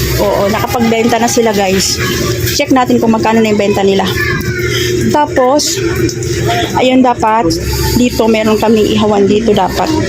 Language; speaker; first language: Filipino; non-native, local second language; Cebuano